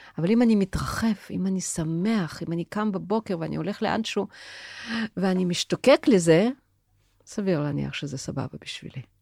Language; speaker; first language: Hebrew; native; Hebrew